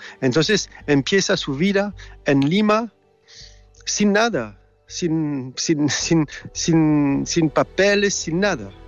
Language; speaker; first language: Spanish; non-native, fluent; French